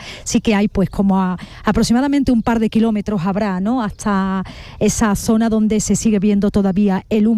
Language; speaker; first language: Spanish; native; Spanish